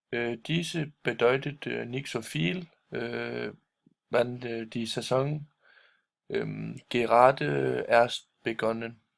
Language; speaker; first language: German; non-native, learner; Danish